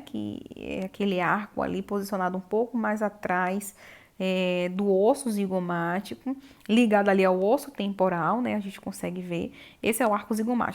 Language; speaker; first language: Portuguese; native; Portuguese